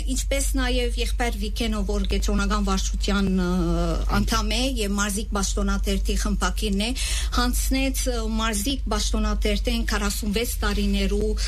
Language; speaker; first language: Armenian; native; Armenian